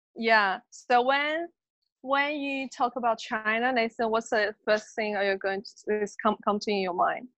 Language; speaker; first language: English; non-native, fluent; Chinese